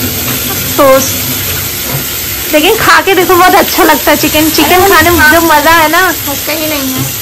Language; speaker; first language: Hindi; native; Hindi